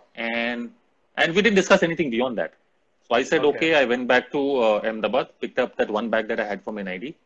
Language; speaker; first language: English; non-native, local second language; Hindi